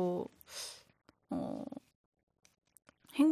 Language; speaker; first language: Korean; non-native, fluent; German